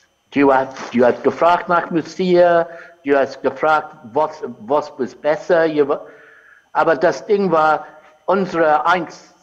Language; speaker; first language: German; non-native, fluent; English